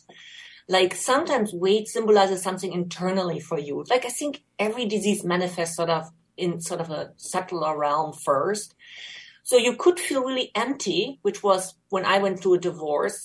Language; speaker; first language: English; non-native, fluent; German